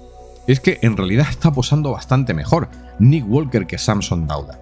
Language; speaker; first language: Spanish; native; Spanish